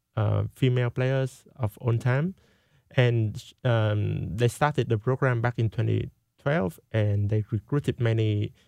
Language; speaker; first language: English; non-native, fluent; Vietnamese